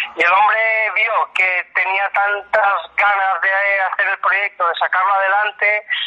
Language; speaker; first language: Spanish; native; Spanish